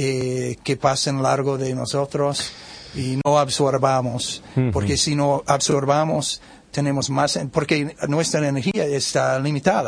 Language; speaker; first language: Spanish; non-native, learner; English